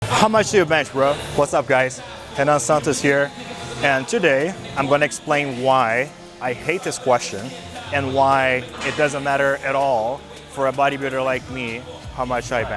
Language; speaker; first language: English; non-native, fluent; Portuguese